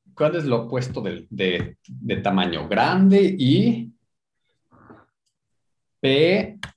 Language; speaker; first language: Spanish; non-native, fluent; English